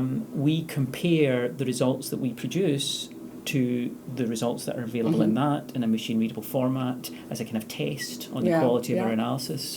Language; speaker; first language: English; native; English